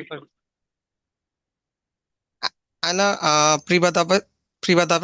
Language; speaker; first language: Russian; non-native, learner; Bangla